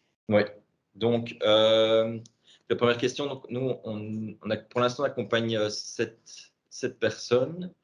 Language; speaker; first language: French; native; French